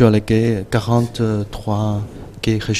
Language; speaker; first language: French; non-native, learner; Chinese